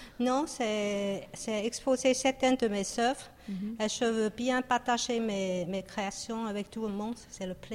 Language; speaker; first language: French; non-native, learner; Chinese